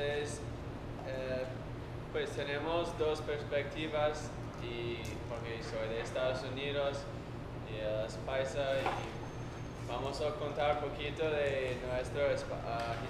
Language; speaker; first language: Spanish; non-native, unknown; English